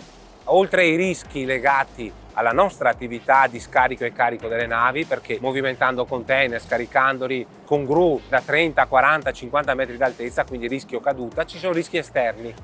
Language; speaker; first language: Italian; native; Italian